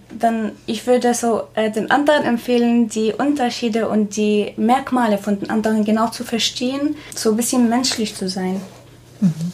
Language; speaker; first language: German; non-native, fluent; Arabic